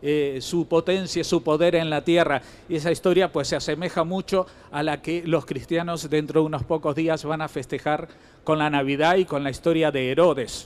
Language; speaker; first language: Spanish; native; Spanish